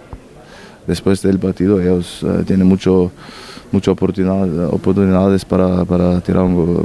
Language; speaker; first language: Spanish; non-native, learner; German